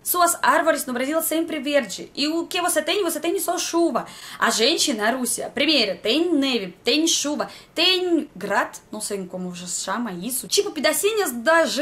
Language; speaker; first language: Portuguese; non-native, learner; Russian